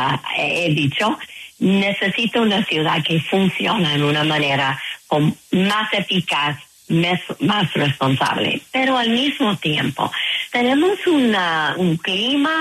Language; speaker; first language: Spanish; non-native, fluent; English